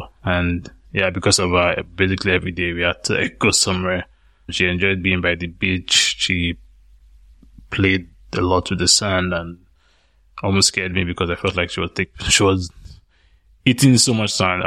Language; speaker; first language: English; non-native, local second language; Yoruba